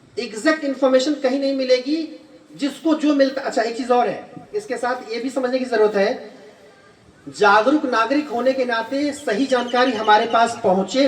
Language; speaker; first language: Hindi; native; Hindi